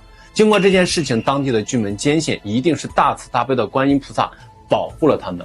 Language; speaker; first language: Chinese; native; Chinese